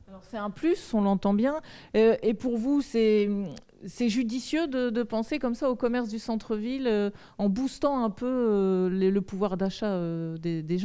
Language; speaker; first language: French; native; French